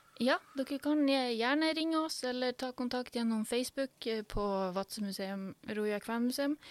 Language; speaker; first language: Norwegian; native; Norwegian